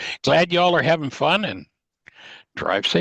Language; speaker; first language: English; native; English